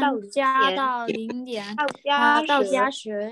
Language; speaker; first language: Chinese; non-native, learner; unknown